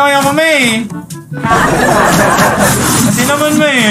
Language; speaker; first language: Filipino; native; Filipino